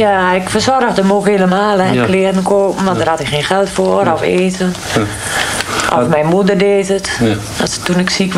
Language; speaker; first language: Dutch; native; Dutch